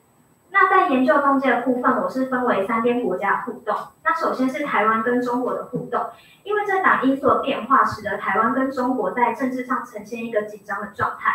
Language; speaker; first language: Chinese; native; Chinese